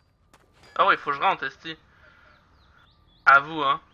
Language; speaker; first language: French; native; French